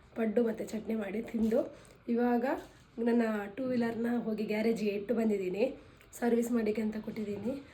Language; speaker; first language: Kannada; non-native, local second language; Tulu